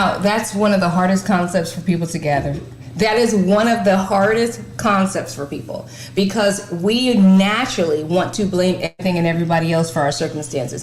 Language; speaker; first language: English; native; English